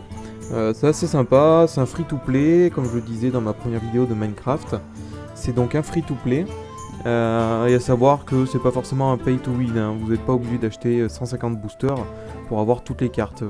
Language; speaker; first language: French; native; French